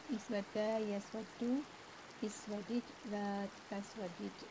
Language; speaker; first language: Arabic; non-native, learner; Malay